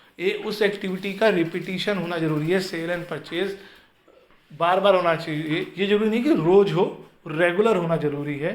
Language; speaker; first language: Hindi; native; Hindi